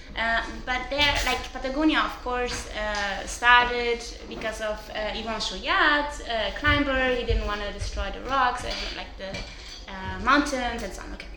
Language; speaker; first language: English; non-native, fluent; German